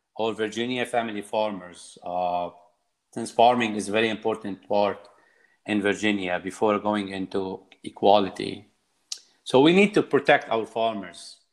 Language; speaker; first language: English; non-native, fluent; Arabic